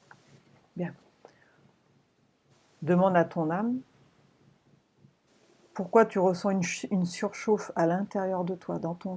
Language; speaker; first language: French; native; French